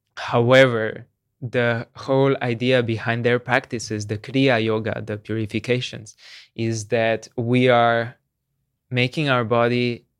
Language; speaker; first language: English; non-native, fluent; Slovenian